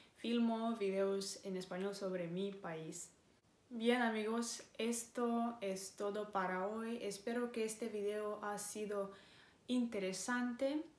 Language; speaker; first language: Spanish; non-native, fluent; Romanian